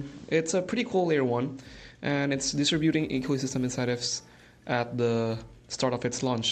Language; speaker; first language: English; non-native, fluent; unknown